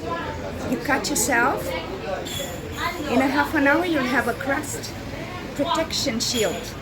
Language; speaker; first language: English; non-native, fluent; Italian